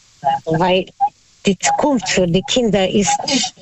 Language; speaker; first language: German; non-native, learner; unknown